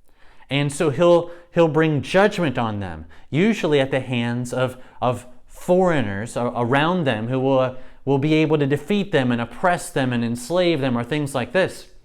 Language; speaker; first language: English; native; English